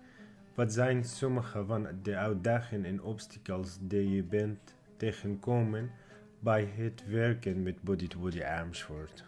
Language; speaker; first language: Dutch; non-native, learner; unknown